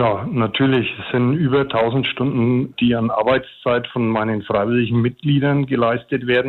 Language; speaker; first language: German; native; German